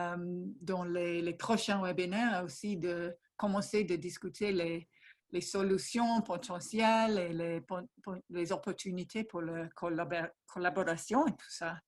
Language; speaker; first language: French; non-native, fluent; English